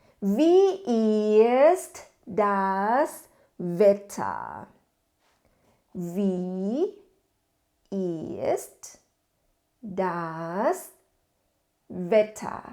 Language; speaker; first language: German; non-native, fluent; Thai